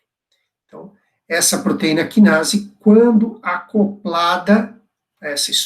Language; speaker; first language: Portuguese; native; Portuguese